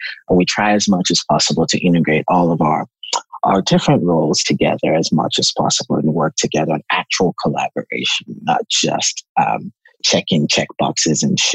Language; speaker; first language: English; non-native, local second language; Yoruba